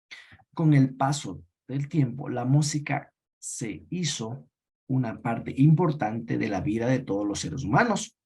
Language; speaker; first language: Spanish; native; Spanish